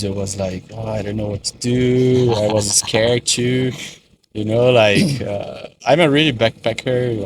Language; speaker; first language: English; non-native, fluent; Portuguese